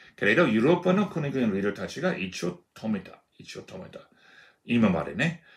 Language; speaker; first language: Japanese; non-native, fluent; Russian